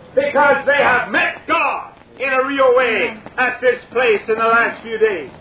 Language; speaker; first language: English; native; English